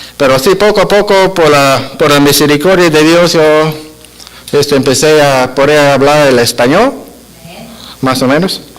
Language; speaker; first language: Spanish; non-native, fluent; English